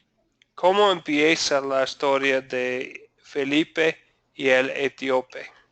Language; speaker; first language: Spanish; non-native, fluent; English